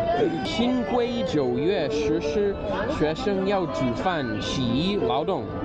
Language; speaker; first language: Chinese; non-native, fluent; English